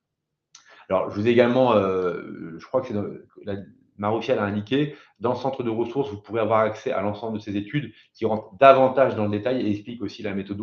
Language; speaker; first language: French; native; French